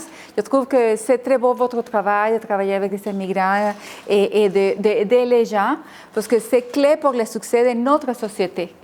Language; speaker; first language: French; non-native, fluent; Spanish